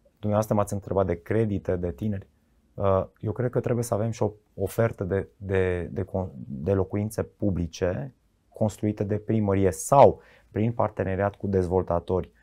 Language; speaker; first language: Romanian; native; Romanian